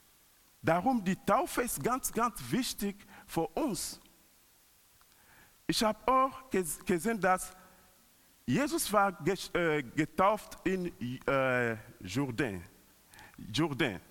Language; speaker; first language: German; non-native, learner; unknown